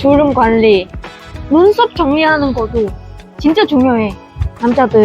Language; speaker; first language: Korean; non-native, fluent; Vietnamese